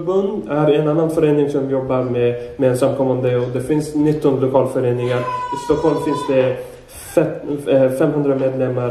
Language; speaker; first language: Swedish; non-native, fluent; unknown